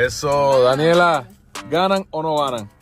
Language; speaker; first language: Spanish; native; Spanish